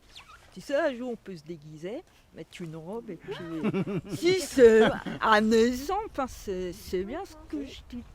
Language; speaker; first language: French; native; French